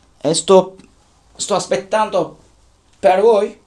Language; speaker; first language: Italian; non-native, learner; Turkish